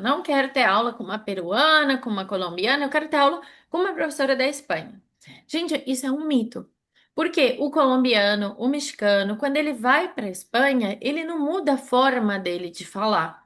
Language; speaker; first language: Portuguese; non-native, fluent; Spanish